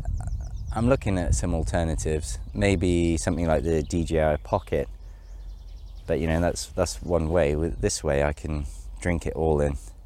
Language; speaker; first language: English; native; English